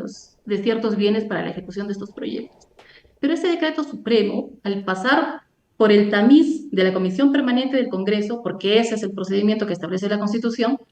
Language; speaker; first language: Spanish; native; Spanish